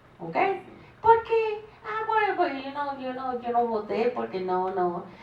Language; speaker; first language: Spanish; native; Spanish